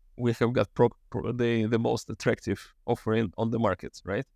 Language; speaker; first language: English; non-native, fluent; Russian